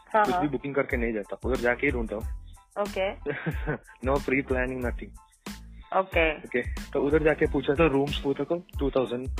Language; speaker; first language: Hindi; non-native, local second language; Malayalam